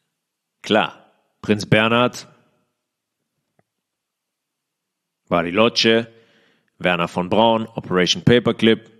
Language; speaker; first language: German; native; German